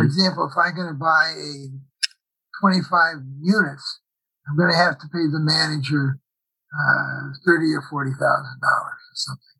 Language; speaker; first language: English; native; English